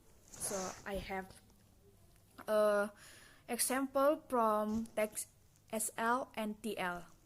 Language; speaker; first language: English; non-native, learner; Indonesian